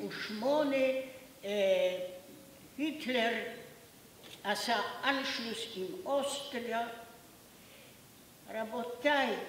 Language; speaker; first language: Hebrew; non-native, fluent; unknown